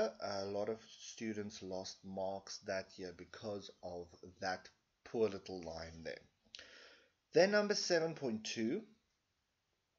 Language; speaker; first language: English; non-native, local second language; Afrikaans